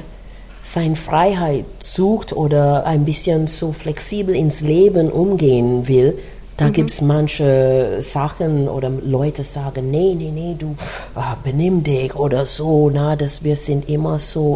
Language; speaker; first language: German; non-native, learner; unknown